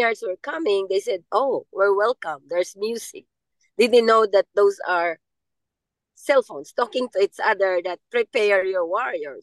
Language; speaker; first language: English; non-native, local second language; Maranao